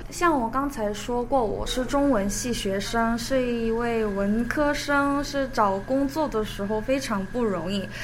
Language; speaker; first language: Chinese; early bilingual, other home language; Korean